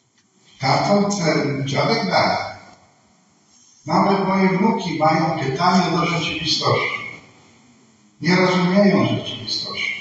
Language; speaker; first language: Polish; non-native, fluent; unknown